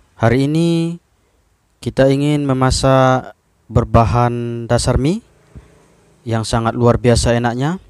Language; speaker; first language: Indonesian; native; Indonesian